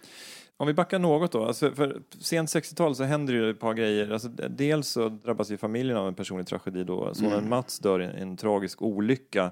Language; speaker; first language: Swedish; native; Swedish